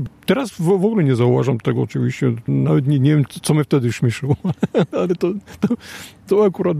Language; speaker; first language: Polish; non-native, fluent; Armenian